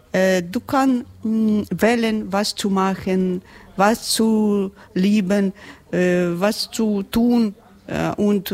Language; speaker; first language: German; non-native, learner; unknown